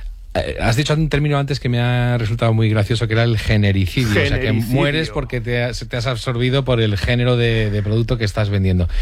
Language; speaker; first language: Spanish; native; Spanish